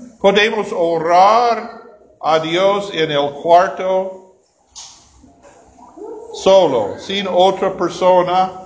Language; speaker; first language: Spanish; non-native, learner; English